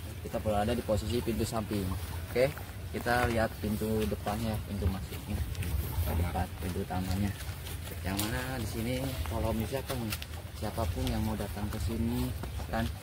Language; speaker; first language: Indonesian; native; Indonesian